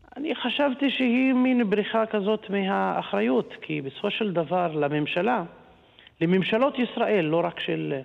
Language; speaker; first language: Hebrew; non-native, local second language; Arabic